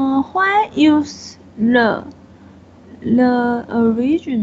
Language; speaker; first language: English; non-native, learner; Chinese